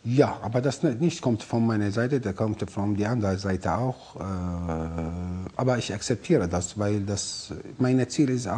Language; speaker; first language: German; non-native, learner; Arabic